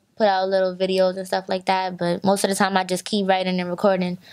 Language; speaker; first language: English; native; English